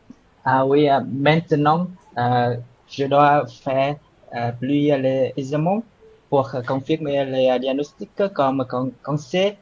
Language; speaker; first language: French; non-native, learner; Vietnamese